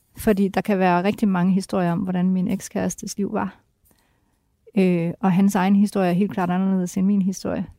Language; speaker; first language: Danish; native; Danish